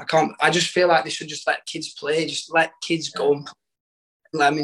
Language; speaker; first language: English; native; English